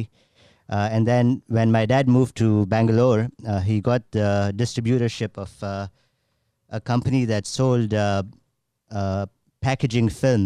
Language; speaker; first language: English; non-native, local second language; Gujarati